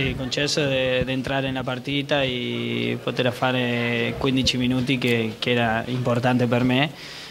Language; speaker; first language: Italian; non-native, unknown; Spanish